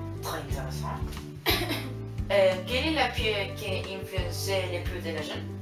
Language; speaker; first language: French; non-native, learner; Spanish